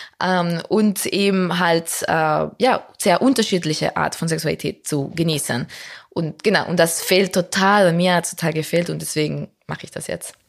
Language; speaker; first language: German; non-native, fluent; Spanish